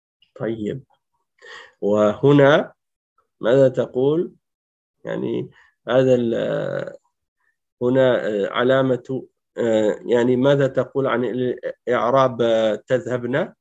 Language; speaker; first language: Arabic; non-native, fluent; French